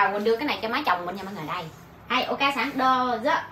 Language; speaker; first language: Japanese; non-native, learner; Vietnamese